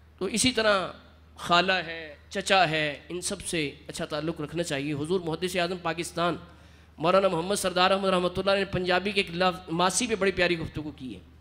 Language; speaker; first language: Urdu; non-native, local second language; Punjabi